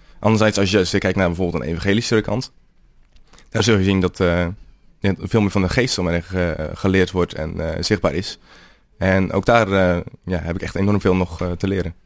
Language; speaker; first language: Dutch; native; Dutch